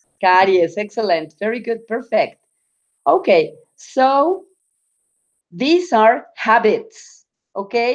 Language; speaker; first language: English; non-native, fluent; Spanish